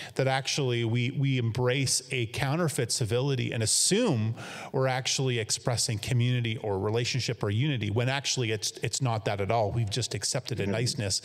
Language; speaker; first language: English; native; English